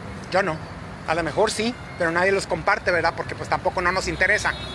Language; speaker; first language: Spanish; native; Spanish